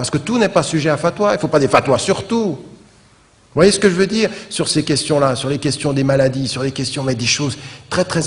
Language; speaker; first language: French; native; French